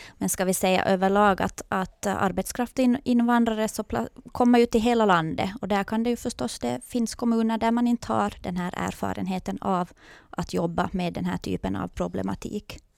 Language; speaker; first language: Swedish; native; Swedish